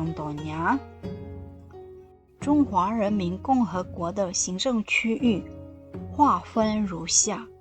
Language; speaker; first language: Chinese; non-native, fluent; Indonesian